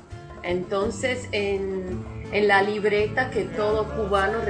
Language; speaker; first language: Spanish; non-native, fluent; Portuguese